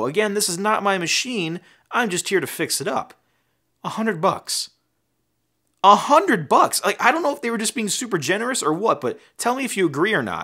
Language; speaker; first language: English; native; English